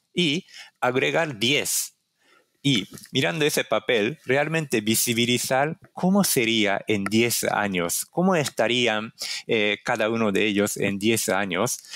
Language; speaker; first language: Spanish; non-native, fluent; Japanese